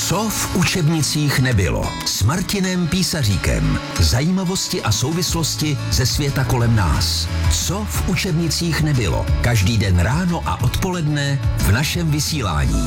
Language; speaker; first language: Czech; native; Czech